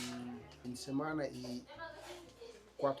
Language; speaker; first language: Spanish; non-native, learner; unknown